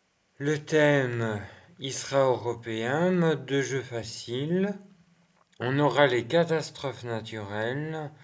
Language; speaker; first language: French; native; French